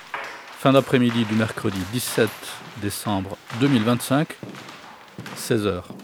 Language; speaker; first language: French; native; French